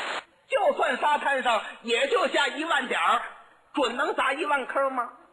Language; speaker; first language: Chinese; native; Chinese